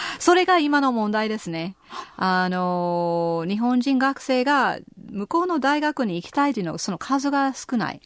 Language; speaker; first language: Japanese; non-native, fluent; English